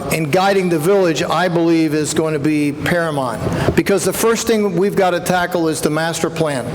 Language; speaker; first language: English; non-native, fluent; Spanish